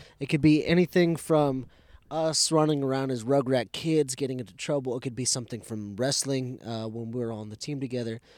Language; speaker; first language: English; early bilingual, other home language; Spanish